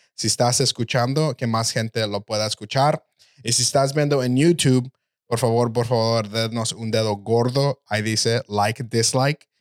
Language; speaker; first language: Spanish; early bilingual, heritage; Spanish